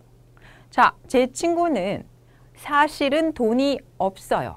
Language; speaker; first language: Korean; native; Korean